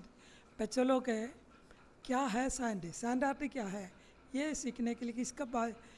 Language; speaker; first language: Hindi; non-native, learner; Malayalam